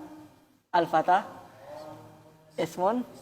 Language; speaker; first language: Arabic; non-native, fluent; Indonesian